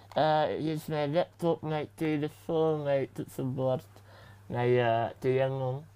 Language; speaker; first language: Dutch; early bilingual, other home language; Arabic